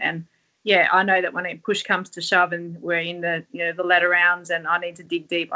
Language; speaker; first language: English; native; English